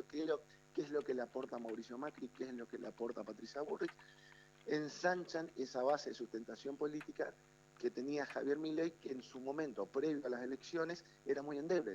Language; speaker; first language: Spanish; native; Spanish